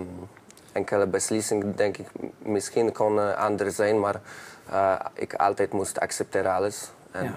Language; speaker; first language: Dutch; non-native, learner; Polish